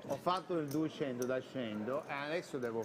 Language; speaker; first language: Italian; non-native, learner; Russian